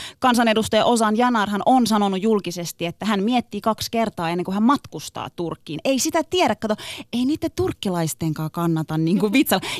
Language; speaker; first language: Finnish; early bilingual, other home language; Turkish